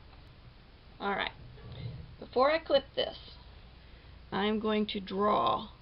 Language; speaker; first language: English; native; English